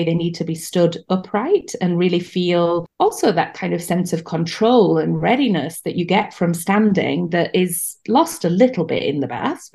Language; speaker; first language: English; native; English